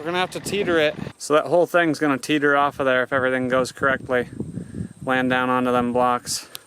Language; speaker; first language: English; native; English